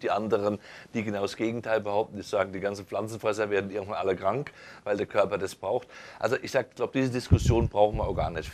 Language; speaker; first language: German; native; German